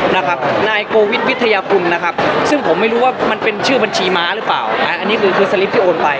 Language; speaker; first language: Thai; native; Thai